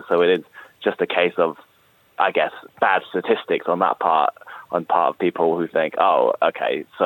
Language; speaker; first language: English; native; English